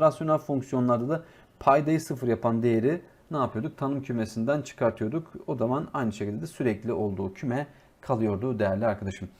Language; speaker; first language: Turkish; native; Turkish